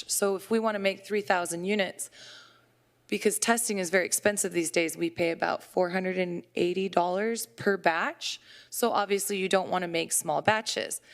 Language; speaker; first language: English; native; English